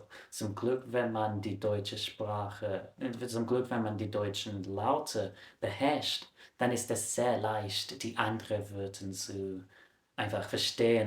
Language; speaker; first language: German; non-native, fluent; English